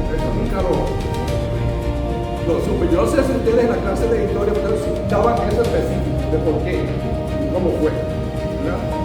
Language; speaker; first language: Spanish; early bilingual, heritage; Spanish